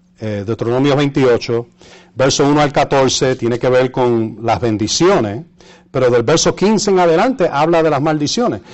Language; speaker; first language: Spanish; early bilingual, heritage; Spanish